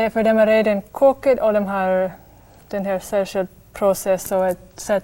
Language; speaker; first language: Swedish; non-native, fluent; English